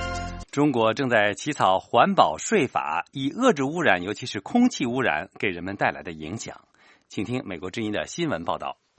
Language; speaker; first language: Chinese; native; Chinese